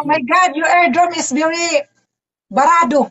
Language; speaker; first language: English; non-native, learner; Filipino